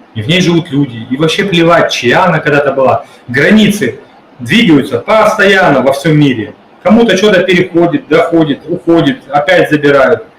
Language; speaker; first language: Russian; native; Russian